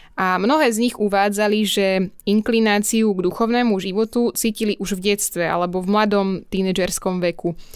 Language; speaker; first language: Slovak; native; Slovak